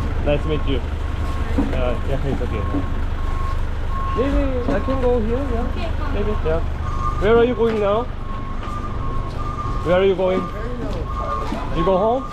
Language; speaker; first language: English; non-native, learner; Korean